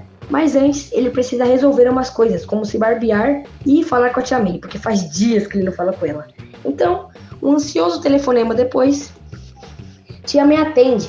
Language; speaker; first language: Portuguese; native; Portuguese